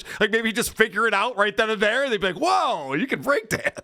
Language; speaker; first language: English; native; English